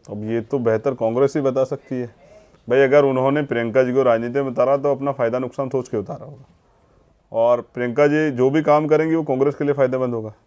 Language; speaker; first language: Hindi; native; Hindi